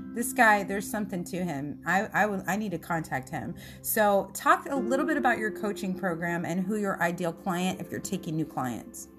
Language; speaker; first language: English; early bilingual, other home language; Italian